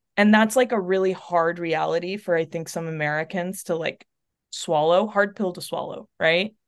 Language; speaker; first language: English; early bilingual, other home language; Spanish